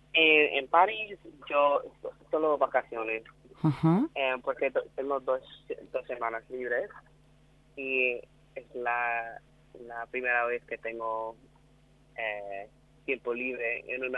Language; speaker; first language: Spanish; non-native, learner; English